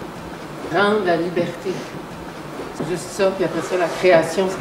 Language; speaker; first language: French; native; French